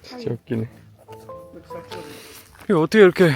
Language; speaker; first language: Korean; native; Korean